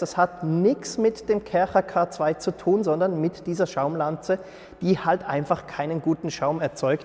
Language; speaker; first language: German; native; German